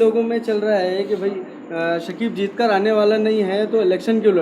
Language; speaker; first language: Hindi; native; Hindi